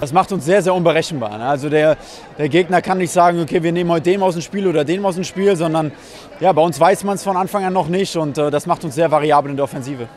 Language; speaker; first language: German; native; German